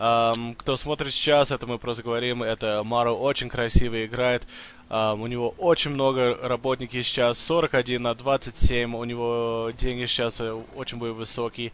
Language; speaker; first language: Russian; early bilingual, heritage; Russian